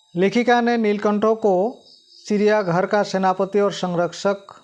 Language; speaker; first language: Hindi; non-native, local second language; Assamese